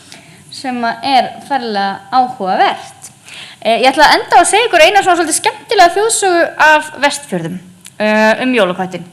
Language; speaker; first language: Icelandic; native; Icelandic